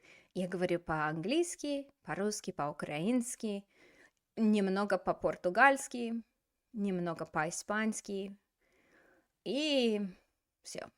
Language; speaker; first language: Russian; non-native, fluent; English